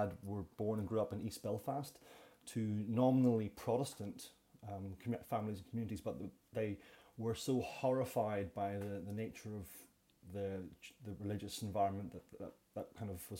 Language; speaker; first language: English; native; English